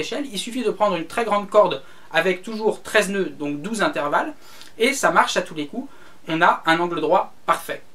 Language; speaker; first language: French; native; French